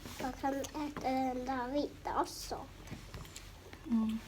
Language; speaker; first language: Swedish; early bilingual, other home language; Thai